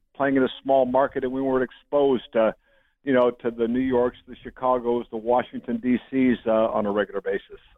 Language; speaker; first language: English; native; English